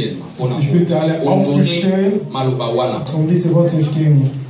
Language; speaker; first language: German; non-native, learner; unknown